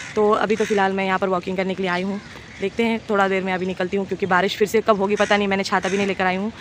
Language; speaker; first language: Hindi; non-native, local second language; Urdu